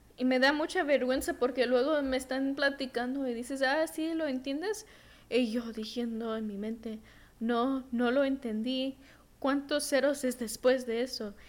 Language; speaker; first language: Spanish; early bilingual, heritage; Spanish